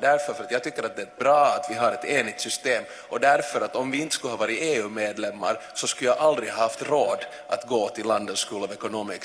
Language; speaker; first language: Swedish; native; Swedish